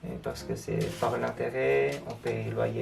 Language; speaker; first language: French; non-native, learner; Korean